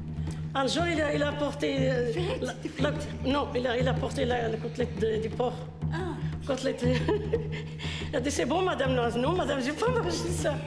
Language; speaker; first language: French; non-native, learner; Turkish